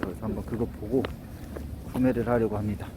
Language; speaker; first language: Korean; native; Korean